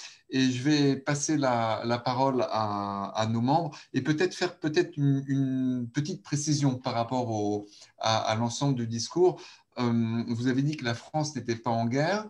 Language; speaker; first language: French; native; French